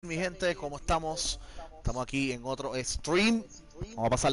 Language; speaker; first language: Spanish; early bilingual, heritage; Spanish